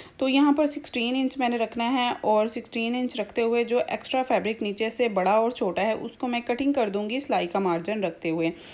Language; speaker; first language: Urdu; native; Urdu